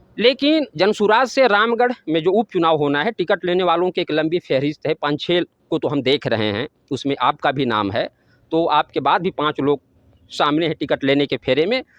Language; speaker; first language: Hindi; native; Hindi